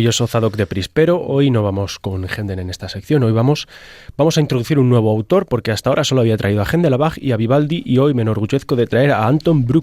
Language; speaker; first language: Spanish; native; Spanish